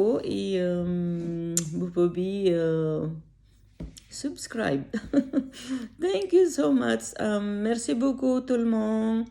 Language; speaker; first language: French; non-native, learner; Filipino